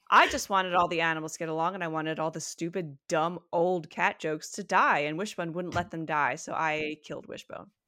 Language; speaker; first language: English; early bilingual, other home language; Italian